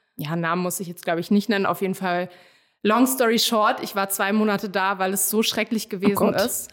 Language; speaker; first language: German; native; German